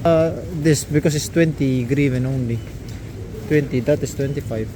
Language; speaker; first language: English; non-native, learner; Filipino